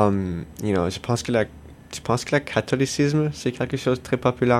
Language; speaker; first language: French; non-native, local second language; English